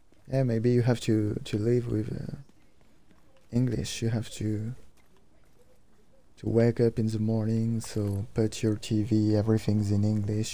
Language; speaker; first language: English; non-native, fluent; French